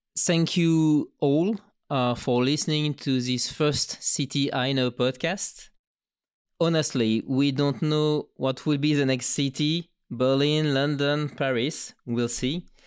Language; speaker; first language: English; non-native, fluent; French